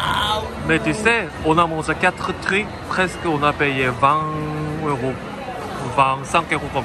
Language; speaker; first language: French; non-native, fluent; Korean